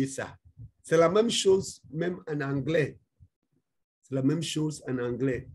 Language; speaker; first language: French; non-native, fluent; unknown